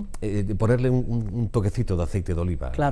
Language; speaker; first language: Spanish; native; Spanish